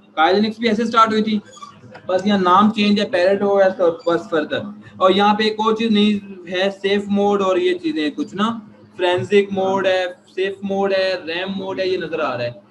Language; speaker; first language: Urdu; native; Urdu